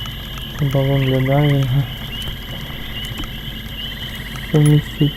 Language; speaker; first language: Russian; native; Russian